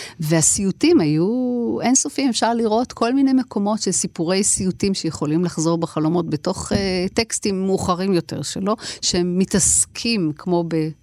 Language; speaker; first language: Hebrew; native; Hebrew